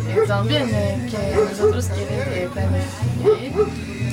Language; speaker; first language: Spanish; non-native, learner; French